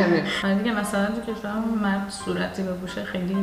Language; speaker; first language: Persian; native; Persian